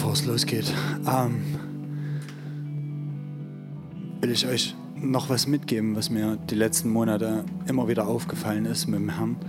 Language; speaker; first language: German; native; German